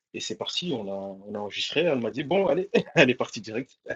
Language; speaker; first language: French; early bilingual, other home language; Comorian